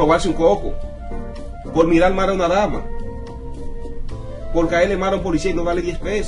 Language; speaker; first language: Spanish; native; Spanish